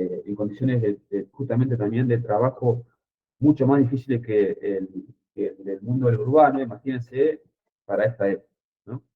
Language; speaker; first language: Spanish; native; Spanish